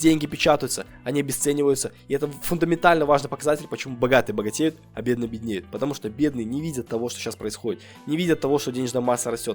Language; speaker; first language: Russian; native; Russian